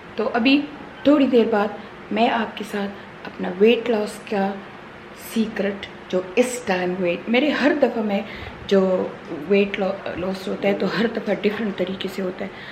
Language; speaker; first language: Urdu; non-native, local second language; Pashto